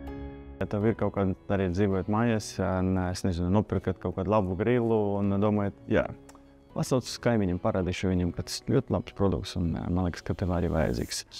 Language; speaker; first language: Latvian; non-native, local second language; Russian